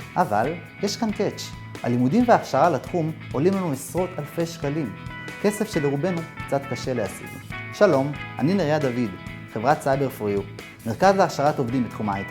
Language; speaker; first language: Hebrew; native; Hebrew